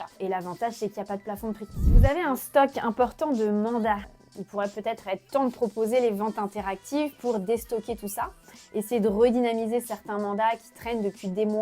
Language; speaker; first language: French; native; French